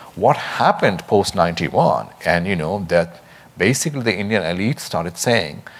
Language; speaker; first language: English; non-native, local second language; Bangla